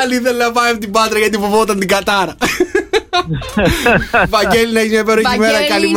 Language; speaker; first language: Greek; native; Greek